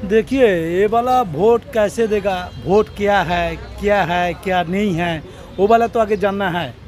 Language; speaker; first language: Hindi; non-native, local second language; Bangla